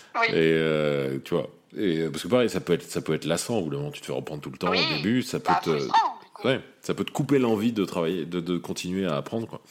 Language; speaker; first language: French; native; French